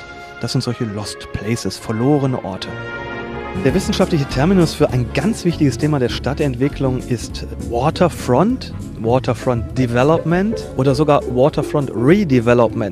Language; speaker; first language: German; native; German